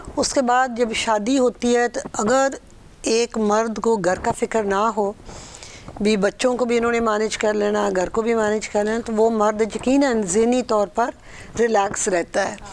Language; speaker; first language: Urdu; early bilingual, heritage; Urdu